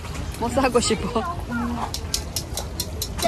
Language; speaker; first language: Korean; non-native, fluent; Filipino